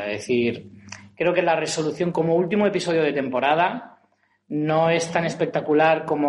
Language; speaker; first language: Spanish; native; Spanish